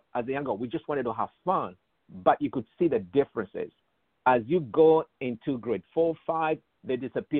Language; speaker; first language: English; non-native, local second language; Bemba